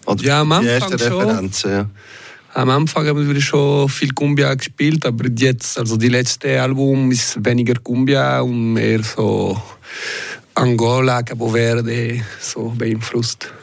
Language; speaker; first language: German; non-native, local second language; French